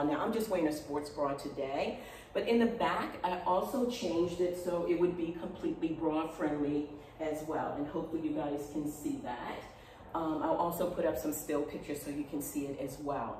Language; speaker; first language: English; native; English